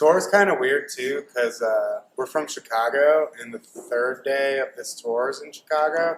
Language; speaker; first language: English; native; English